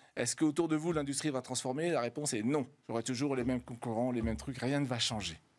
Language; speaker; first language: French; native; French